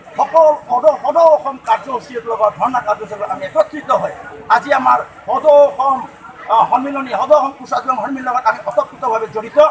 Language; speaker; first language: Assamese; non-native, local second language; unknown